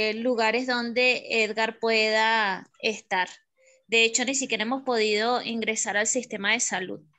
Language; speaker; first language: Spanish; native; Spanish